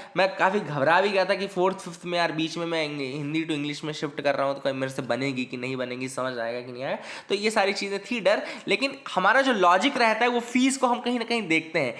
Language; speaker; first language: Hindi; native; Hindi